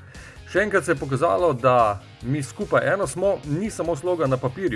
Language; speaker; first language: Slovenian; native; Slovenian